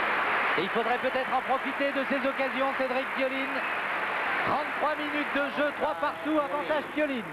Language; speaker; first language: French; native; French